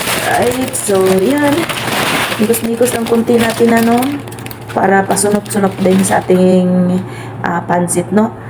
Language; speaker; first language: Filipino; non-native, local second language; Cebuano